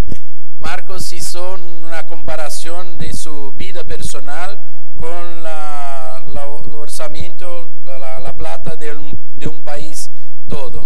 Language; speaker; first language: Spanish; non-native, fluent; Portuguese